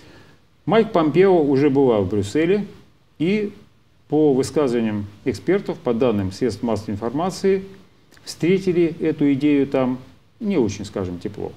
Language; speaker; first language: Russian; native; Russian